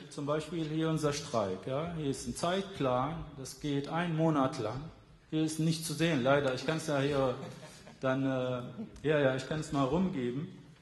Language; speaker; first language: German; non-native, fluent; Arabic